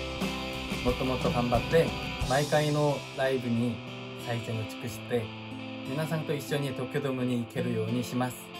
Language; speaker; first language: Japanese; non-native, fluent; Korean